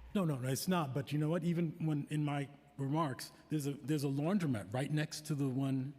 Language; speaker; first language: English; native; English